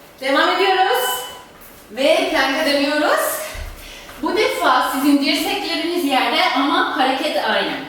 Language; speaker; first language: Turkish; non-native, fluent; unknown